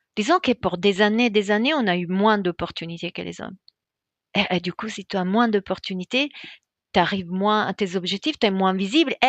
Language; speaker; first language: French; non-native, fluent; Italian